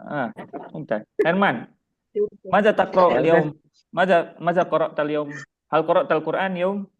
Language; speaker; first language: Arabic; non-native, fluent; Indonesian